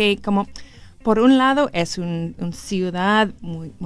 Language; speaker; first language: Spanish; non-native, learner; English